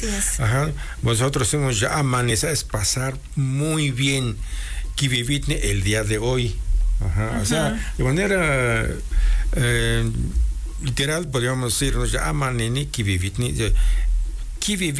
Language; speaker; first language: Spanish; non-native, local second language; Mixtepec Mixtec